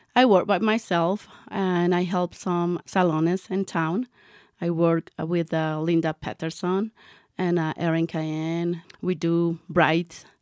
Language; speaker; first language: English; non-native, learner; Spanish